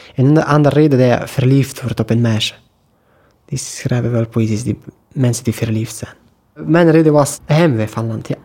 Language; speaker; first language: Dutch; non-native, learner; Persian